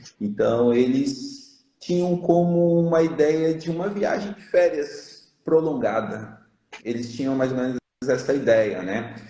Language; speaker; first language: Portuguese; native; Portuguese